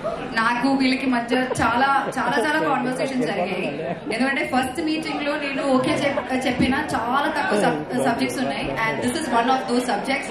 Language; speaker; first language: Telugu; non-native, fluent; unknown